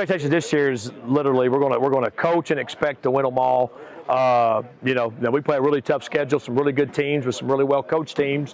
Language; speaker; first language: English; native; English